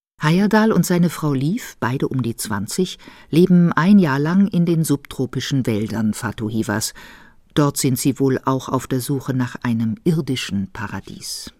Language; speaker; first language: German; native; German